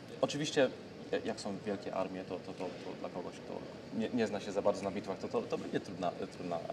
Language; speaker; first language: Polish; early bilingual, heritage; Polish